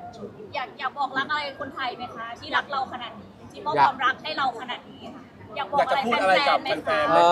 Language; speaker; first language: Thai; native; Thai